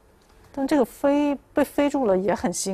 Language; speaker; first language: Chinese; native; Chinese